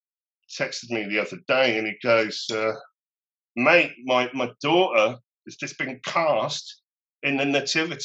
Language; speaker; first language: English; native; English